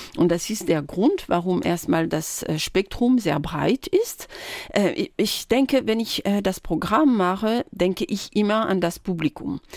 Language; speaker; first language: German; non-native, fluent; French